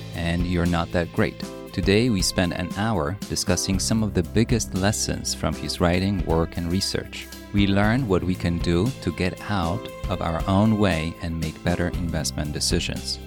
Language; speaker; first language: English; early bilingual, other home language; Polish